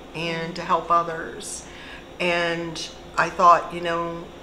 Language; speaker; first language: English; native; English